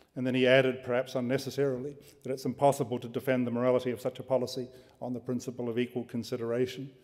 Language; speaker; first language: English; native; English